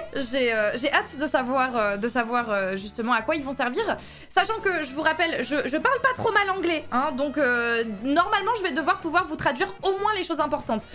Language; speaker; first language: French; native; French